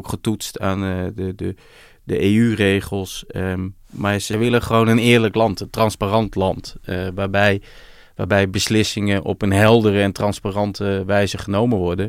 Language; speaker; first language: Dutch; native; Dutch